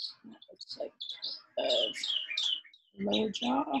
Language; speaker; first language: English; native; English